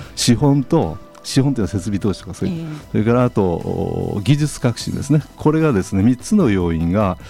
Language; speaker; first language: Japanese; native; Japanese